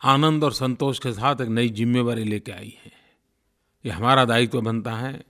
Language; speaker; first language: Hindi; non-native, local second language; Gujarati